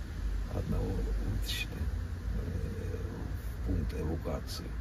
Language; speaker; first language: Russian; native; Russian